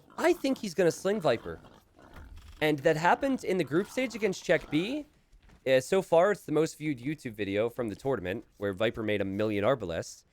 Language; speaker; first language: English; native; English